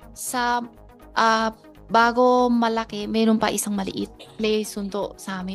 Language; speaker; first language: Filipino; non-native, learner; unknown